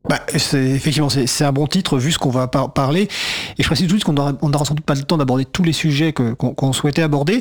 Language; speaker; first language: French; native; French